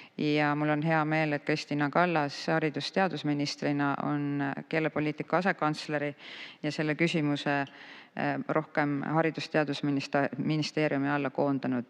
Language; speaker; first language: Estonian; native; Estonian